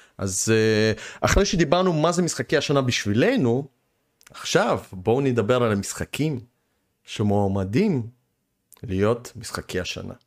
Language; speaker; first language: Hebrew; early bilingual, other home language; Russian